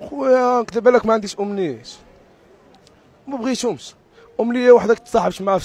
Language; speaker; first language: Arabic; native; Arabic